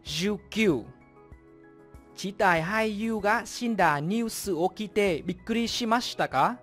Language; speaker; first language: Japanese; non-native, fluent; Vietnamese